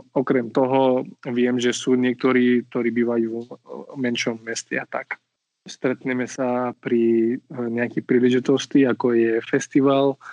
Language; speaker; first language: Slovak; non-native, fluent; Marathi